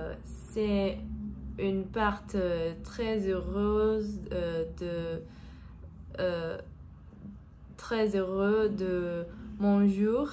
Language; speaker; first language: French; non-native, learner; Portuguese